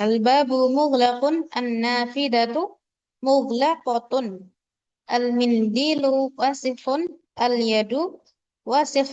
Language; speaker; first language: Arabic; non-native, fluent; Indonesian